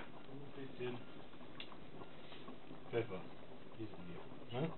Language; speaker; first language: German; non-native, fluent; Italian